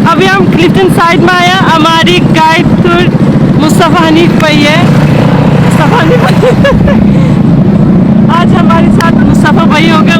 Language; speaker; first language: Hindi; non-native, learner; Turkish